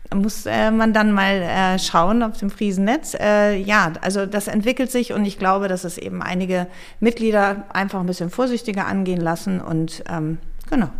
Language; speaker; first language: German; native; German